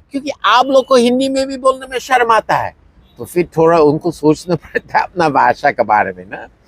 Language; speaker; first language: Hindi; non-native, fluent; English